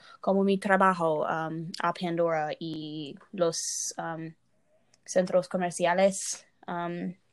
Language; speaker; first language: Spanish; non-native, learner; English